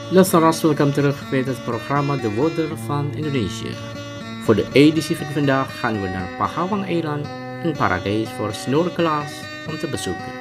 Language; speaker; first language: Dutch; non-native, fluent; Indonesian